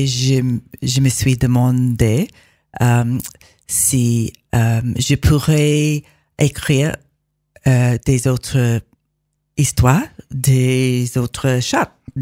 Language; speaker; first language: French; non-native, learner; English